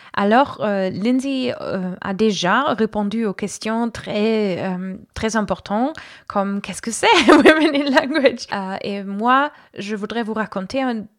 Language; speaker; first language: French; non-native, learner; English